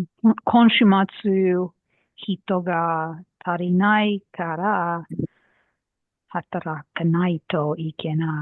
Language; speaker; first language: Japanese; non-native, learner; English